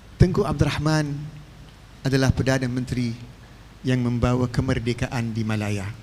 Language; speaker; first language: Malay; native; Malay